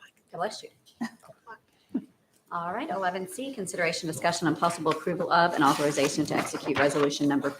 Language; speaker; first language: English; native; English